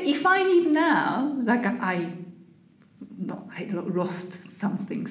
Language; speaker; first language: English; non-native, learner; Japanese